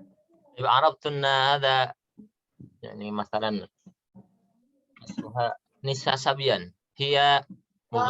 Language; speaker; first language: Arabic; non-native, fluent; Indonesian